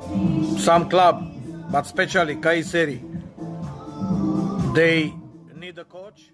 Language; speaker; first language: English; non-native, learner; Romanian